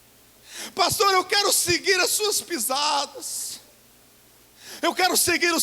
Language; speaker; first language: Portuguese; native; Portuguese